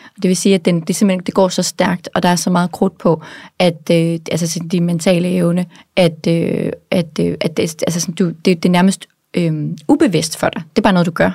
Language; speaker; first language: Danish; native; Danish